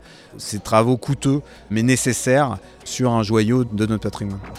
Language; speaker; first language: French; native; French